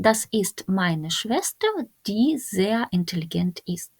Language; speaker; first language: German; non-native, fluent; Ukrainian